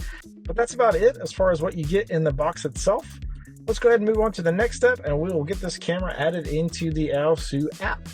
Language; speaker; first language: English; native; English